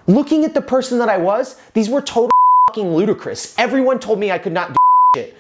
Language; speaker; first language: English; native; English